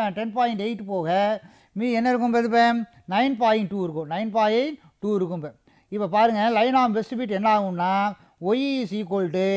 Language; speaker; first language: Tamil; native; Tamil